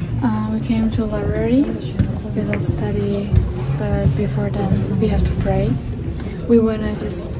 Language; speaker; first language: English; non-native, learner; Turkish